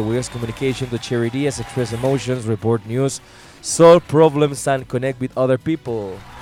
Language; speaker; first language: English; non-native, fluent; Spanish